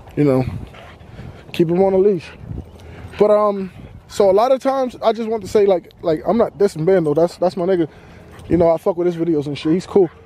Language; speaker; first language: English; native; English